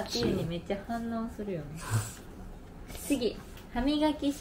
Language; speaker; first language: Japanese; native; Japanese